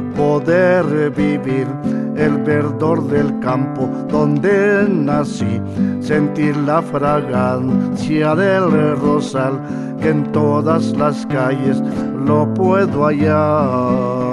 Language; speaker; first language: Spanish; native; Spanish